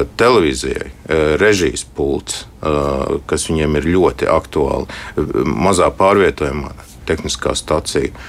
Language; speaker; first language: Latvian; native; Latvian